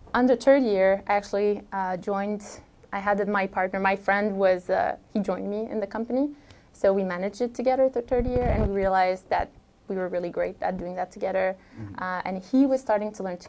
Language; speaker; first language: English; native; English